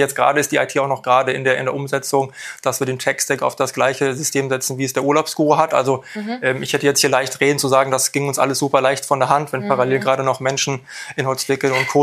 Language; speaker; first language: German; native; German